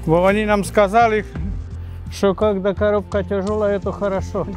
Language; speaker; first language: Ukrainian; non-native, learner; Slovak